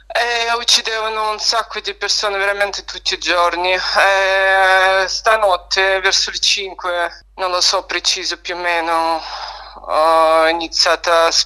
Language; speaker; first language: Italian; non-native, learner; Ukrainian